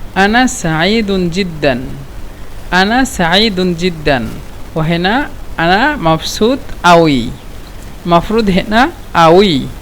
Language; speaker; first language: Egyptian Arabic; non-native, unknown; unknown